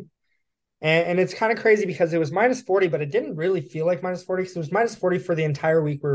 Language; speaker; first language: English; native; English